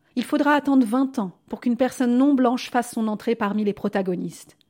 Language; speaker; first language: French; native; French